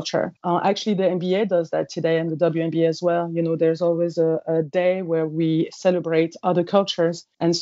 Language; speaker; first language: English; non-native, fluent; French